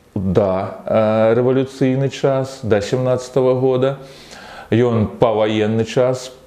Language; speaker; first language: Belarusian; non-native, local second language; Russian